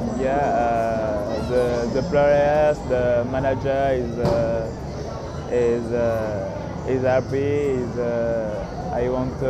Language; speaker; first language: English; non-native, learner; French